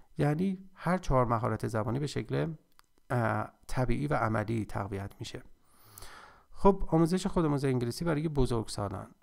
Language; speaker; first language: Persian; native; Persian